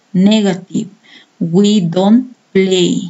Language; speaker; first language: English; non-native, fluent; Spanish